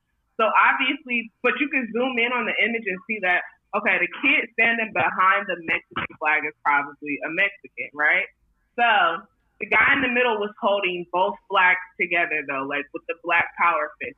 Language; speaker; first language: English; native; English